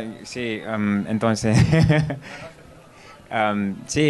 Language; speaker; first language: Spanish; non-native, learner; English